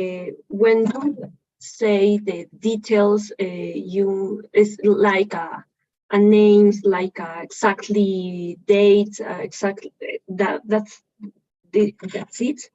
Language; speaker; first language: English; non-native, learner; Spanish